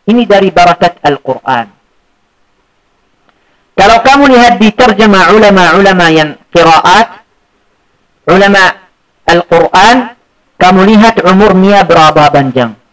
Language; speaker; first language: Indonesian; non-native, fluent; Arabic